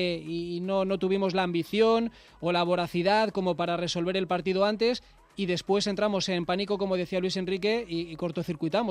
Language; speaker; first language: Spanish; native; Spanish